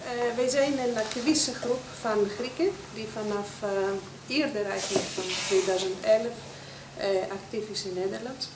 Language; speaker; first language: Dutch; non-native, fluent; Greek